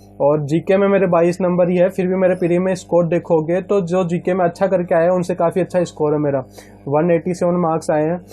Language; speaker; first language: Hindi; native; Hindi